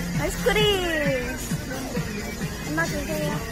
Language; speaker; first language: Korean; native; Korean